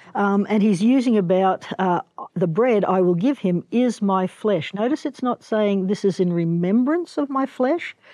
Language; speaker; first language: English; native; English